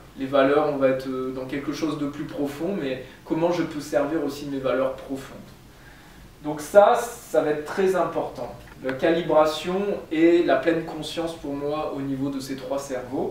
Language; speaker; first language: French; native; French